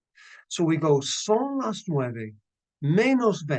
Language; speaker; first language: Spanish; non-native, fluent; English